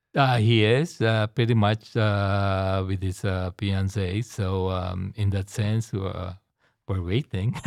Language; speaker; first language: English; non-native, local second language; Filipino